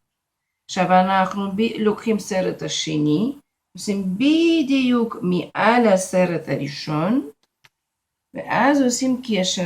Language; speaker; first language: Hebrew; non-native, fluent; Russian